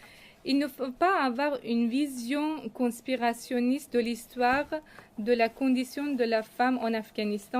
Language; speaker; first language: French; non-native, fluent; Persian